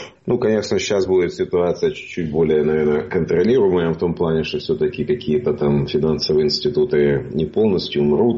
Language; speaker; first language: Russian; native; Russian